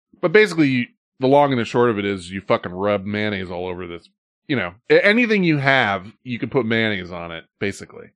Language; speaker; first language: English; native; English